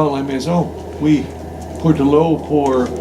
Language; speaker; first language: French; non-native, learner; English